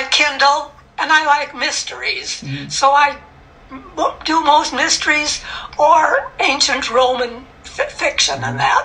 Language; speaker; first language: English; native; English